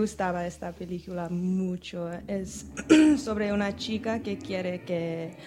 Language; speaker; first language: Spanish; non-native, learner; English